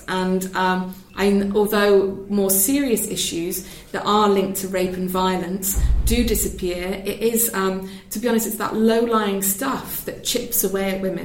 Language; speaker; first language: English; native; English